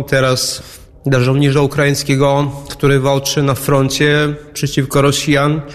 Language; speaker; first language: Polish; non-native, fluent; Ukrainian